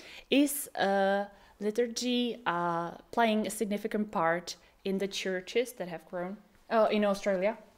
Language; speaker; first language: English; non-native, fluent; Czech